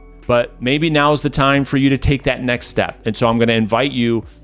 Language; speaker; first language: English; native; English